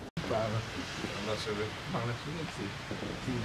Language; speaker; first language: French; non-native, local second language; Swahili